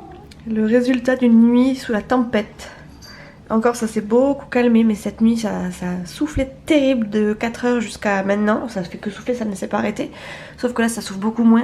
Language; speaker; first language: French; native; French